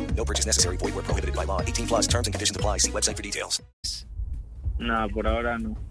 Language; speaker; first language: Spanish; native; Spanish